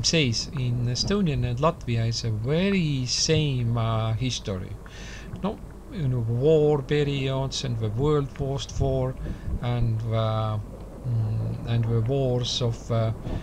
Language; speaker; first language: English; non-native, learner; Estonian